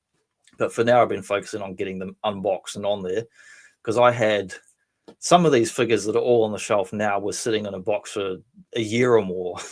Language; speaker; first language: English; native; English